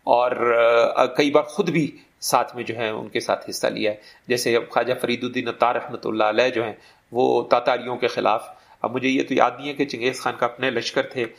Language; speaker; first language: Urdu; native; Urdu